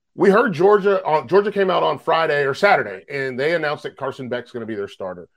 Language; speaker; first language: English; native; English